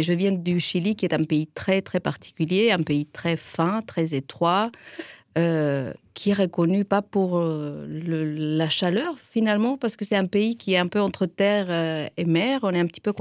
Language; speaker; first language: French; non-native, fluent; Spanish